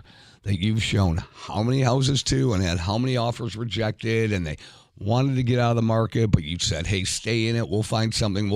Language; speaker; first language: English; native; English